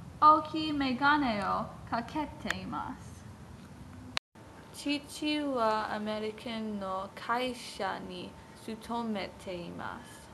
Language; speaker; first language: Japanese; non-native, learner; English